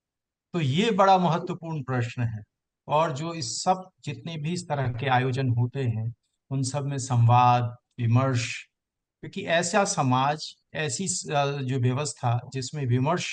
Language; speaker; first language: Hindi; native; Hindi